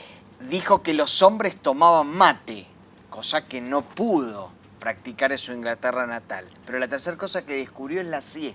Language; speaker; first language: Spanish; native; Spanish